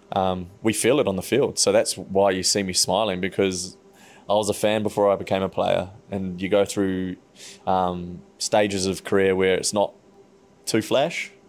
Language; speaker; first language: English; native; English